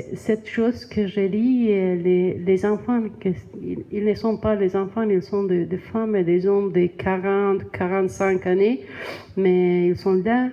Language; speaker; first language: French; non-native, learner; Spanish